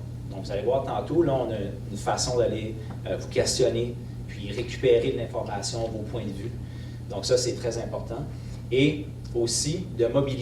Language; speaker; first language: French; native; French